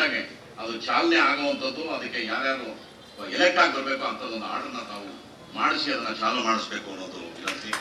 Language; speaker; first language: Kannada; native; Kannada